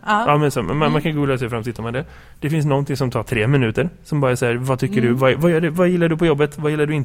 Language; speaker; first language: Swedish; native; Swedish